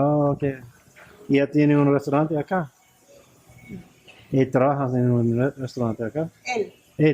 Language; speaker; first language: Spanish; non-native, learner; English